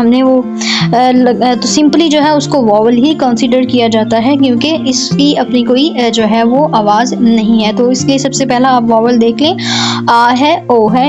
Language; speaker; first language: Urdu; native; Urdu